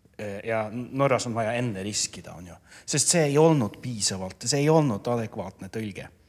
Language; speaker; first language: Estonian; non-native, fluent; Norwegian